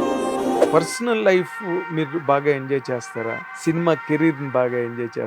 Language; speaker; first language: Telugu; native; Telugu